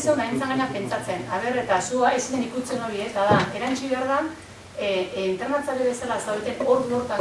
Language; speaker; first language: Basque; native; Basque